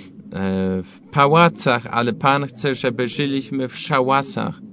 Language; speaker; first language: Polish; non-native, fluent; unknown